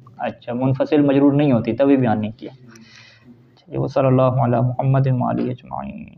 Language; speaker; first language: Urdu; native; Urdu